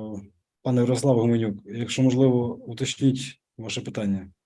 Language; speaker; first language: Ukrainian; native; Ukrainian